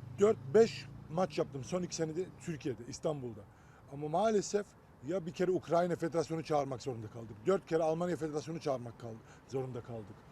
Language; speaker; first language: Turkish; early bilingual, heritage; Turkish